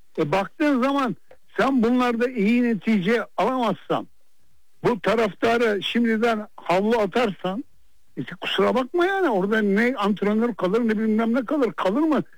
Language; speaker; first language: Turkish; native; Turkish